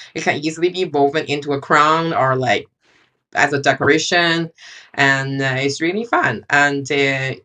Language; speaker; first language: English; non-native, fluent; Chinese